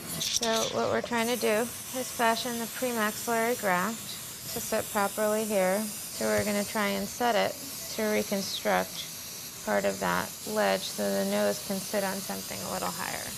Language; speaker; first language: English; native; English